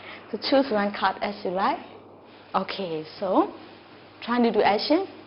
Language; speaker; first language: English; non-native, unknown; Burmese